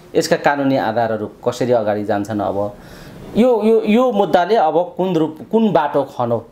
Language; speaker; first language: Nepali; native; Nepali